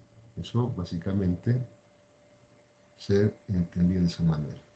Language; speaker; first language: Spanish; native; Spanish